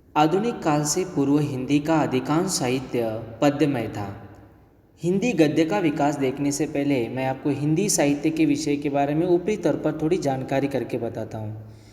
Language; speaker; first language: Hindi; native; Hindi